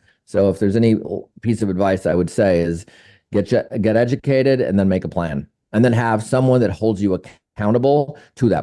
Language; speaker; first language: English; native; English